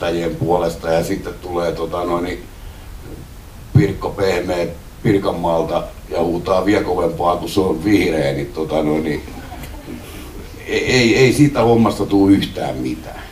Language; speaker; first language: Finnish; native; Finnish